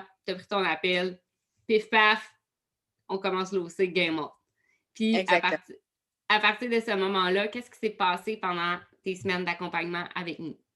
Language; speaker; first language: French; native; French